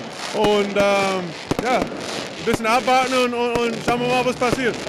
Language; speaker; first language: German; non-native, learner; English